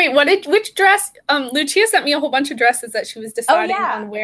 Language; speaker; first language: English; native; English